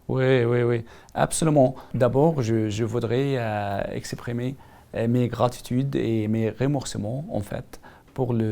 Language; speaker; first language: French; non-native, learner; Arabic